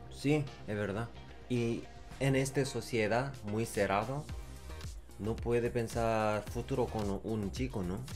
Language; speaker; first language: Spanish; non-native, learner; Korean